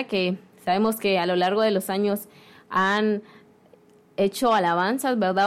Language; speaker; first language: Spanish; native; Spanish